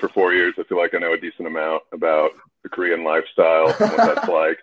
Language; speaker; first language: English; native; English